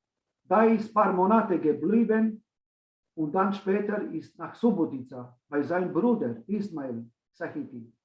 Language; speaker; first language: German; non-native, learner; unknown